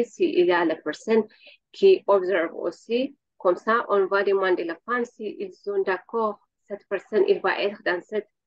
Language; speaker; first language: French; non-native, learner; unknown